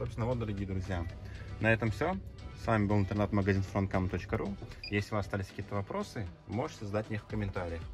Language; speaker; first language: Russian; native; Russian